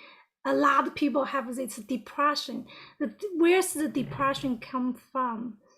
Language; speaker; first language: English; non-native, fluent; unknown